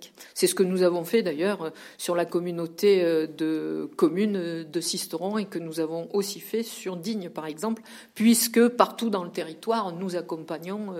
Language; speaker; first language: French; native; French